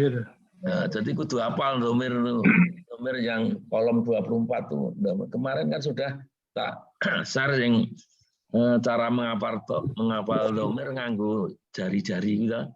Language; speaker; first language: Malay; non-native, local second language; Javanese